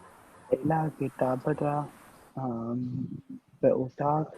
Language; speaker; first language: Persian; non-native, learner; Urdu